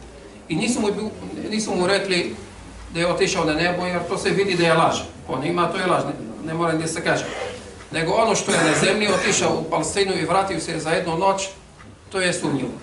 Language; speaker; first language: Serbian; non-native, fluent; Arabic